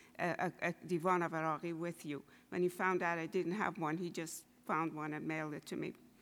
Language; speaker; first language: English; non-native, fluent; Persian